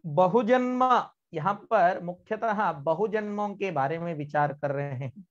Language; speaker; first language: Hindi; non-native, local second language; Marathi